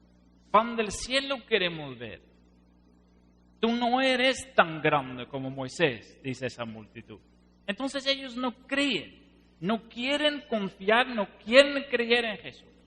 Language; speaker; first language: Spanish; non-native, fluent; Dutch